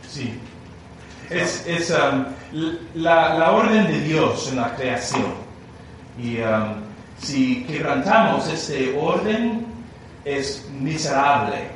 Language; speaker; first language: Spanish; non-native, learner; English